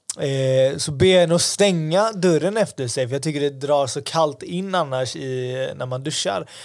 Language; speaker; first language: Swedish; early bilingual, other home language; Persian